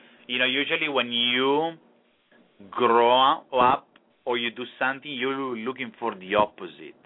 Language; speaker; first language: English; non-native, fluent; Italian